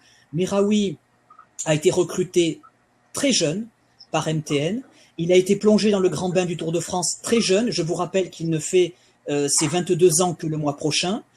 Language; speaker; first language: French; native; French